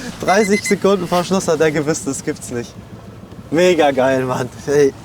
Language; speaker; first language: German; native; German